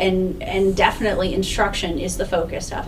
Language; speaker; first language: English; native; English